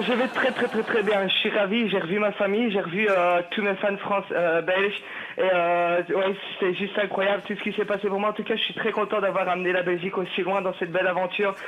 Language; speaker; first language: French; native; French